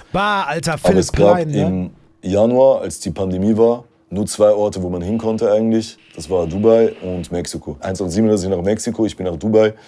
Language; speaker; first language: German; native; German